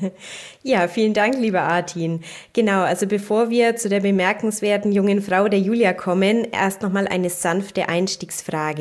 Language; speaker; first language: German; native; German